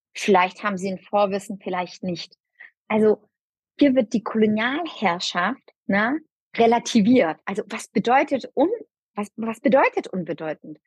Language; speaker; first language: German; early bilingual, other home language; Turkish